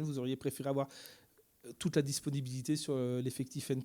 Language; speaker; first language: French; native; French